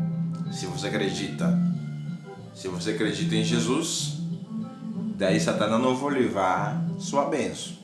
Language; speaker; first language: Portuguese; non-native, learner; Haitian Creole